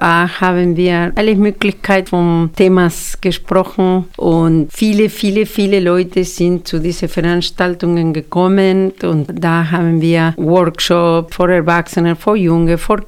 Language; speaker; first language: German; non-native, fluent; Spanish